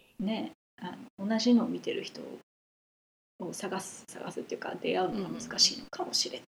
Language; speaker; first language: Japanese; native; Japanese